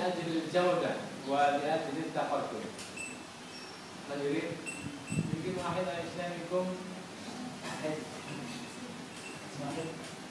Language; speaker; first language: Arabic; non-native, learner; Indonesian